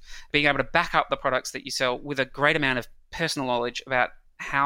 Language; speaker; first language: English; native; English